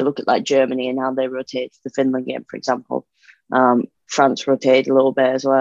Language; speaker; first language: English; native; English